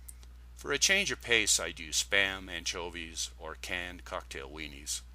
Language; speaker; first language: English; native; English